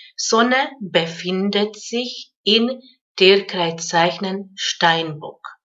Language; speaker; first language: German; non-native, fluent; Hungarian